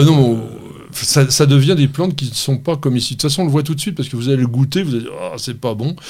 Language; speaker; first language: French; native; French